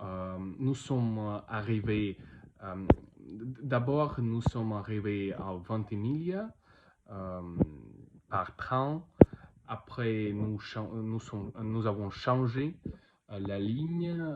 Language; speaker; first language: French; non-native, learner; Russian